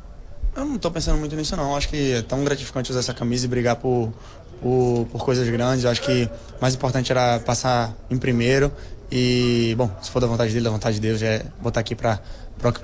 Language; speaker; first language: Portuguese; native; Portuguese